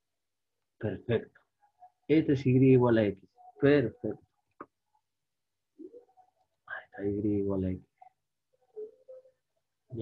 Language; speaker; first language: Spanish; native; Spanish